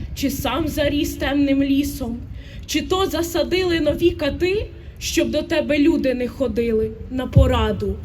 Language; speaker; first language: Ukrainian; native; Ukrainian